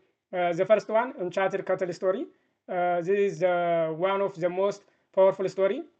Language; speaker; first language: English; non-native, fluent; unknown